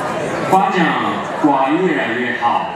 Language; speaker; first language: Chinese; non-native, learner; Japanese